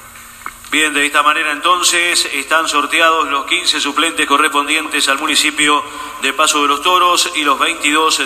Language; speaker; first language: Spanish; native; Spanish